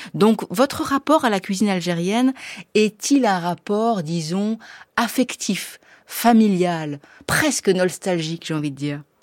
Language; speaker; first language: French; native; French